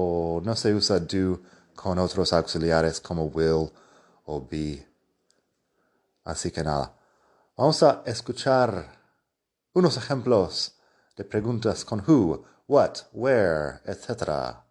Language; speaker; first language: Spanish; non-native, fluent; English